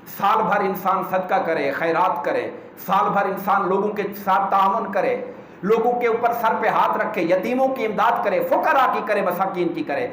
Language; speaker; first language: Urdu; native; Urdu